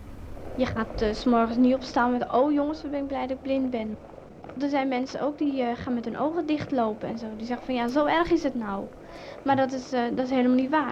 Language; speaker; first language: Dutch; native; Dutch